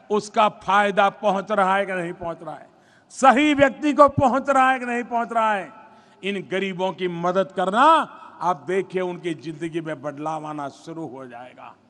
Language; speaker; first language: Hindi; non-native, local second language; Gujarati